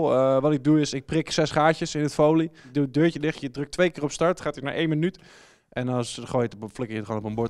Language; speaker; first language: Dutch; native; Dutch